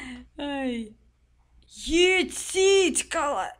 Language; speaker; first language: Portuguese; non-native, learner; Russian